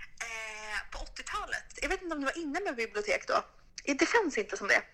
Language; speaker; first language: Swedish; native; Swedish